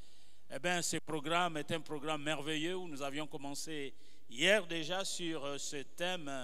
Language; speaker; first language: French; non-native, local second language; Lingala